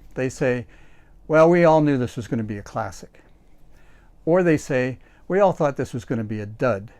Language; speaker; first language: English; native; English